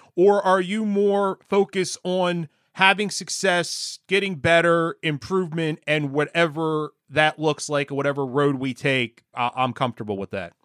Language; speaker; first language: English; native; English